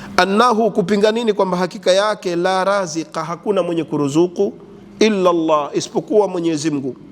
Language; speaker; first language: Swahili; native; Swahili